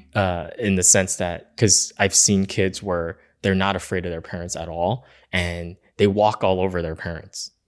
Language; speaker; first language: English; native; English